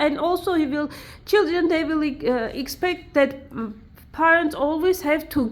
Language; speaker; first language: English; non-native, learner; Armenian